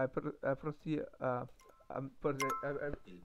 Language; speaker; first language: Spanish; non-native, learner; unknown